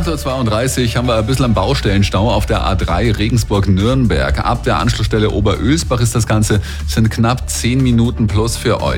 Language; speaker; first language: German; native; German